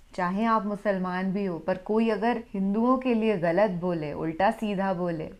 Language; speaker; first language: Hindi; native; Hindi